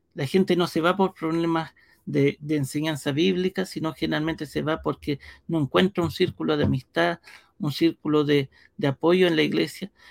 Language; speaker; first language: Spanish; early bilingual, heritage; Spanish